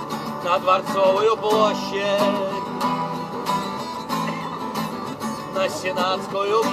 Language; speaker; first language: Russian; native; Russian